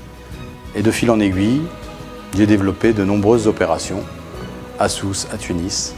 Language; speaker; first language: French; early bilingual, other home language; Arabic